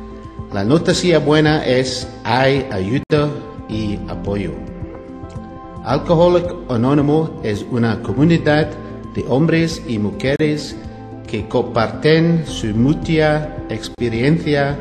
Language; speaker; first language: Spanish; non-native, learner; English